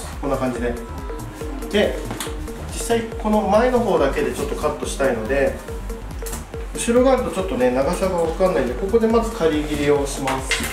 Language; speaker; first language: Japanese; native; Japanese